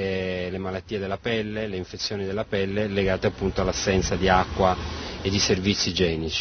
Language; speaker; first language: Italian; native; Italian